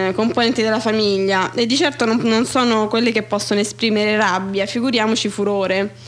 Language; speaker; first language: Italian; native; Italian